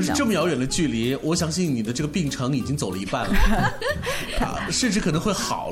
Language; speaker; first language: Chinese; native; Chinese